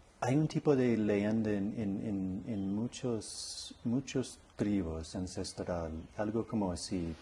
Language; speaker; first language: Spanish; non-native, learner; English